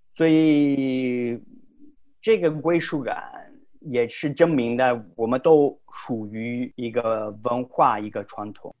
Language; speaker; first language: Chinese; non-native, fluent; Italian